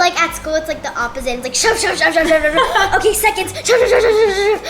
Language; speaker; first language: English; non-native, fluent; Japanese